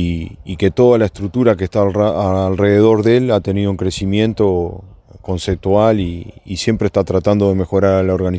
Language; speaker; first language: Spanish; native; Spanish